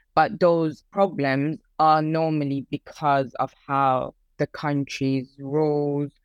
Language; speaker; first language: English; early bilingual, other home language; Persian